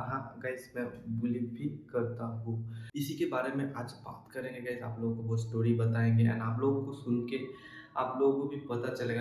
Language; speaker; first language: Hindi; non-native, local second language; Bangla